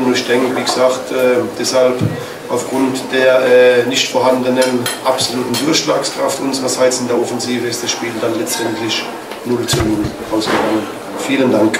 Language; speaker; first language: German; native; German